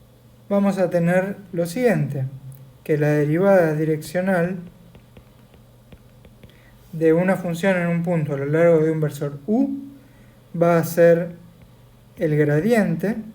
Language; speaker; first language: Spanish; native; Spanish